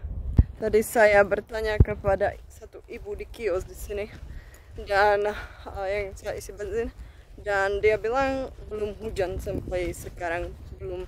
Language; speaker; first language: Indonesian; non-native, fluent; Czech